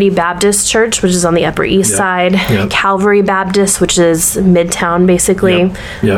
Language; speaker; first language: English; native; English